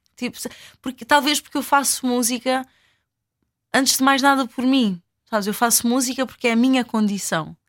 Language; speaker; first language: Portuguese; non-native, local second language; Kabuverdianu